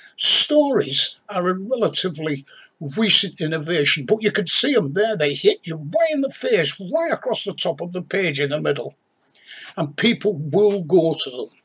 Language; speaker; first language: English; native; English